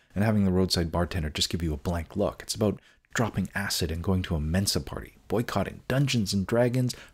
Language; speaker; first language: English; native; English